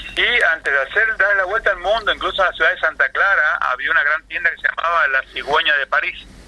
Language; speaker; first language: Spanish; native; Spanish